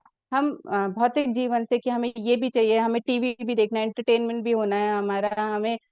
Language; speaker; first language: Hindi; native; Hindi